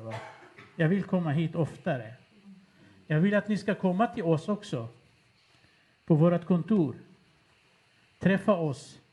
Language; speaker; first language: Swedish; non-native, fluent; Kurdish